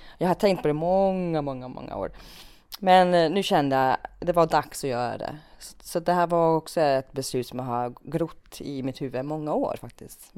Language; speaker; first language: Swedish; early bilingual, other home language; Finnish